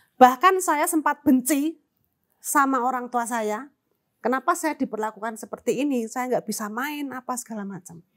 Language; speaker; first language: Indonesian; non-native, local second language; Javanese